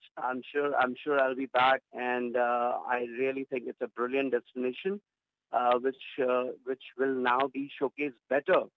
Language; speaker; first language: English; non-native, local second language; Gujarati